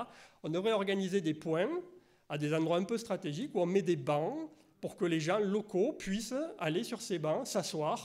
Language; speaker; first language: French; native; French